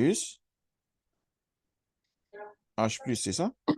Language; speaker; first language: French; non-native, fluent; Arabic